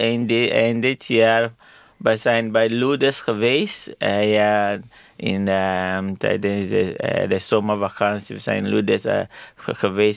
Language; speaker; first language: Dutch; non-native, learner; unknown